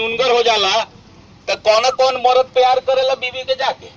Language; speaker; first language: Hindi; non-native, local second language; Bhojpuri